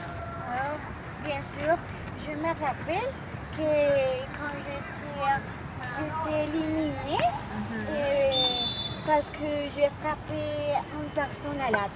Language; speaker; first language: French; non-native, learner; Spanish